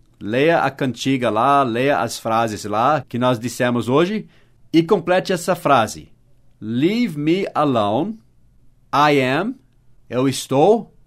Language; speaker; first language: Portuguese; non-native, fluent; English